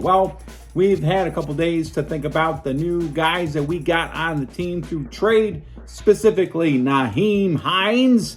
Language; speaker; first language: English; native; English